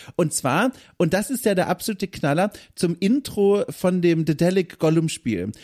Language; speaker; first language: German; native; German